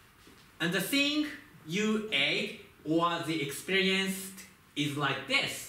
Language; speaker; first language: English; non-native, fluent; Japanese